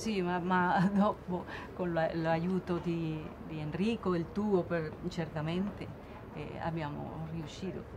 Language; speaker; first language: Italian; non-native, learner; Spanish